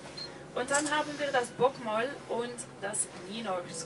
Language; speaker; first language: German; non-native, fluent; Norwegian